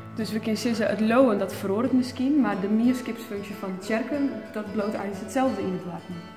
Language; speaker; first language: Dutch; native; Dutch